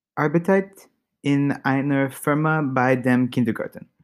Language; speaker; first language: German; non-native, learner; English